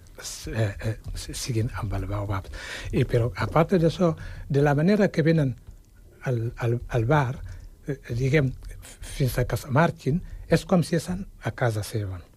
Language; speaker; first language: Catalan; non-native, fluent; Wolof